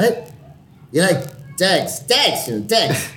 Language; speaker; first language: English; non-native, fluent; Spanish